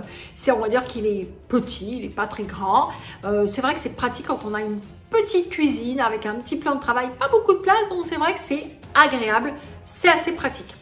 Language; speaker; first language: French; native; French